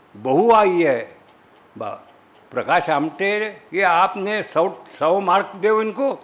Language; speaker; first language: Hindi; non-native, local second language; Marathi